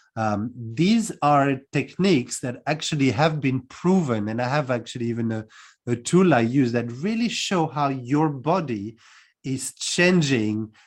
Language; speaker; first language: English; non-native, fluent; French